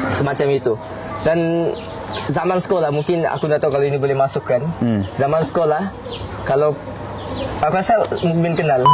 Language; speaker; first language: Malay; native; Malay